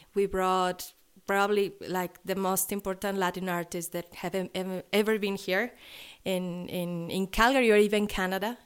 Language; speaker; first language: English; non-native, fluent; Spanish